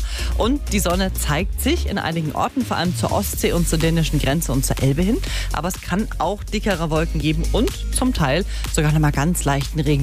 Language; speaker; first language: German; native; German